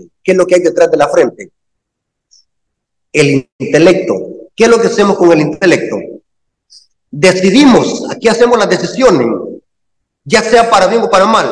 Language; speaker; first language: Spanish; native; Spanish